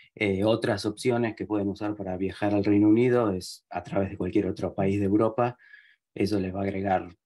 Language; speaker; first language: Spanish; native; Spanish